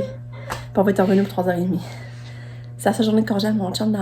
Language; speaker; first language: French; native; French